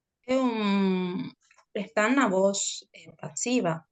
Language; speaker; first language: Portuguese; non-native, learner; Spanish